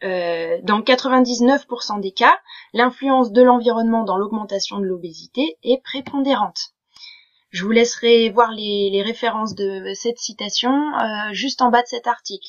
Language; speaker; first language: French; native; French